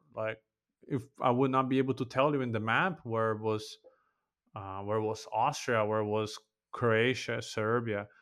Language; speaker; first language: English; non-native, fluent; Portuguese